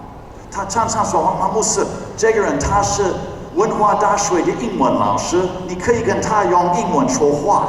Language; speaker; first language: Chinese; non-native, fluent; English